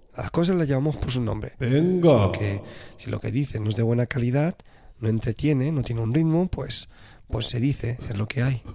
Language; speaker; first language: Spanish; native; Spanish